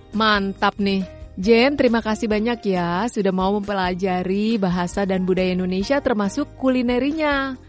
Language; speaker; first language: Indonesian; native; Indonesian